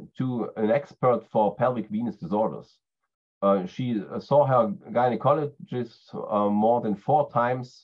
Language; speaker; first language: English; non-native, fluent; German